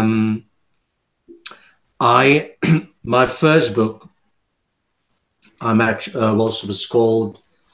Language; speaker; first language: English; non-native, local second language; Afrikaans